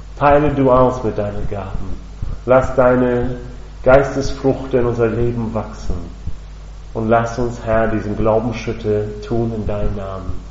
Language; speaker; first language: German; non-native, fluent; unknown